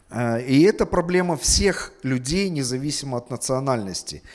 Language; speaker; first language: Russian; native; Russian